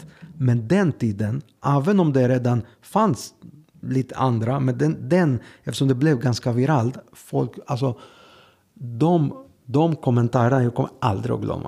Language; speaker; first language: Swedish; non-native, fluent; Greek